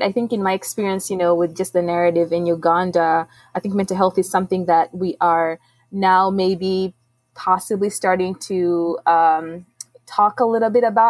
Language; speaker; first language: English; non-native, local second language; Ganda